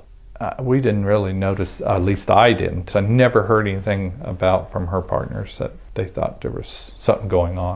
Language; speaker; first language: English; native; English